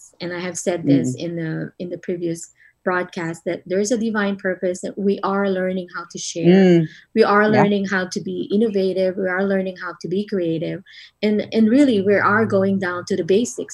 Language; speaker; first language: English; non-native, local second language; Filipino